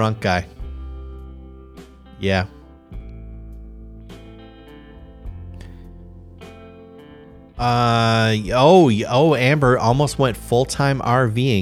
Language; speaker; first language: English; native; English